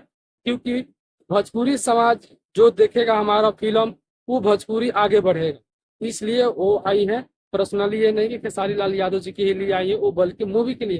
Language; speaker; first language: Hindi; non-native, local second language; Bhojpuri